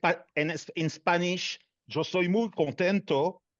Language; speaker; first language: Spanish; non-native, learner; French